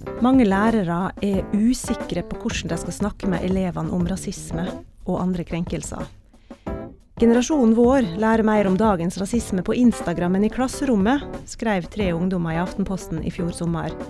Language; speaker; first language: Norwegian; native; Norwegian